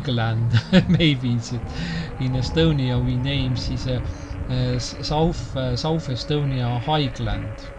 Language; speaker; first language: English; non-native, learner; Estonian